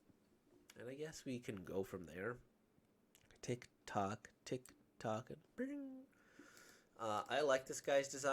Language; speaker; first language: English; native; English